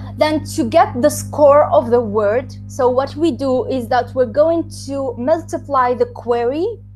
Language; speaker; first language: English; non-native, fluent; Arabic